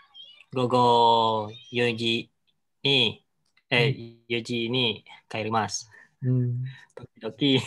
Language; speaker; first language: Japanese; non-native, learner; Indonesian